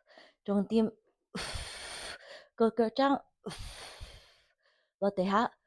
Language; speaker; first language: Cantonese; early bilingual, heritage; Cantonese